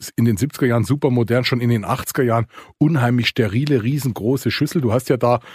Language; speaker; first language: German; native; German